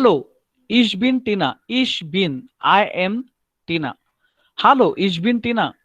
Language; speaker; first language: German; non-native, learner; Marathi